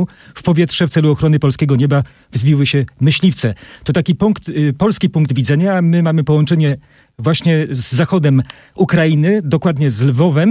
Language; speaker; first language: Polish; native; Polish